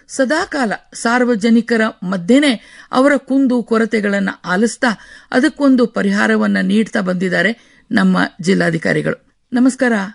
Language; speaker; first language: Kannada; native; Kannada